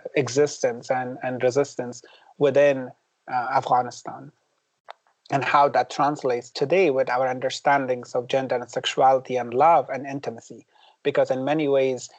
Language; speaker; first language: English; non-native, fluent; Persian